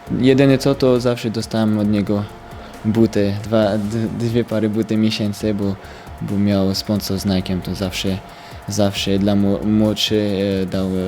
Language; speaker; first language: Polish; early bilingual, heritage; French